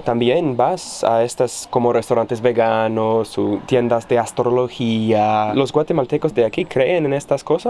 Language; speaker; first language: Spanish; non-native, fluent; English